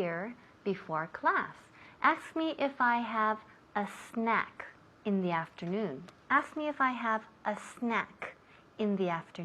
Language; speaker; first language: English; non-native, fluent; Spanish